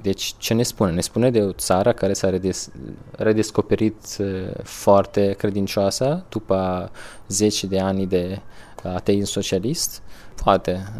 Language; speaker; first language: Romanian; non-native, fluent; Italian